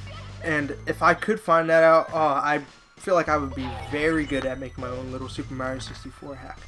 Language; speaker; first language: English; native; English